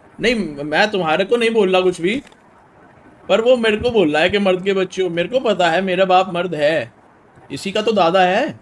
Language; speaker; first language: Hindi; native; Hindi